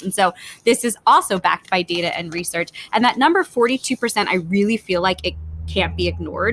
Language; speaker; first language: English; native; English